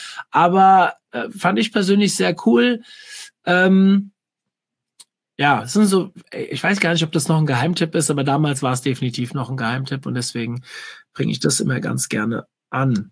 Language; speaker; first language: German; native; German